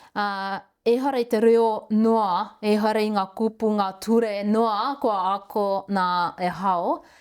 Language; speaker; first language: Māori; non-native, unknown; Estonian